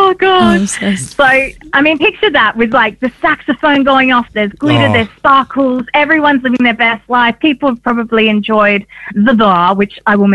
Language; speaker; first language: English; native; English